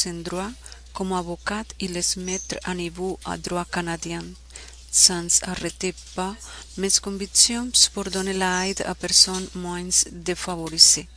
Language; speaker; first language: French; non-native, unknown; Spanish